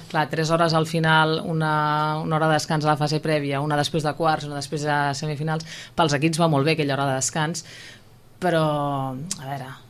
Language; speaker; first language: Catalan; native; Catalan